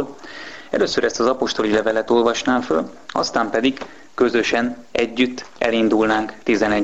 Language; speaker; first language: Hungarian; native; Hungarian